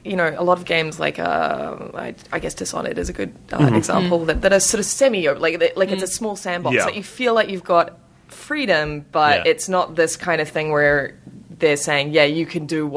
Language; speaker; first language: English; native; English